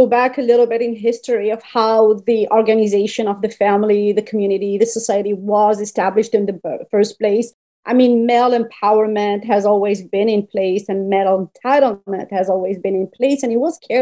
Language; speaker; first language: English; non-native, fluent; Berber languages